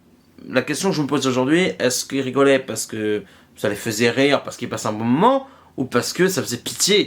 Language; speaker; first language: French; native; French